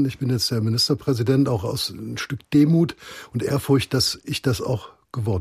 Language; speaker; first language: German; native; German